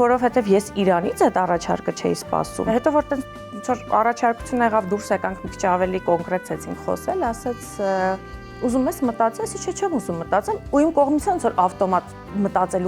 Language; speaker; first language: Armenian; native; Armenian